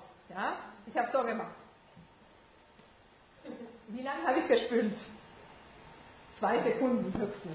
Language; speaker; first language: German; non-native, fluent; Spanish